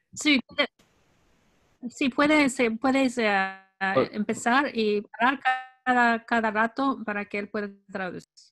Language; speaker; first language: Spanish; non-native, fluent; English